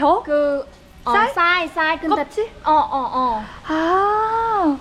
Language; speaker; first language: Korean; non-native, learner; Vietnamese